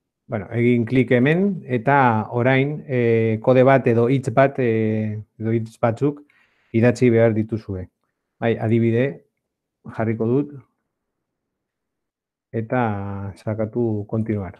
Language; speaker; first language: Basque; non-native, local second language; Spanish